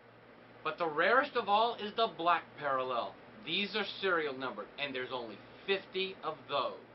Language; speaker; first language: English; native; English